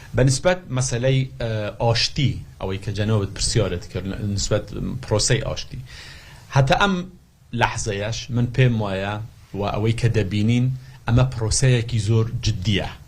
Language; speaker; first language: Central Kurdish; non-native, local second language; Kurdish